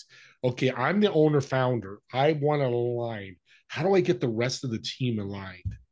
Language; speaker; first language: English; native; English